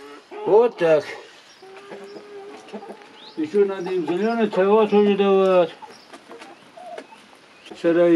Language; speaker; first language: Russian; non-native, local second language; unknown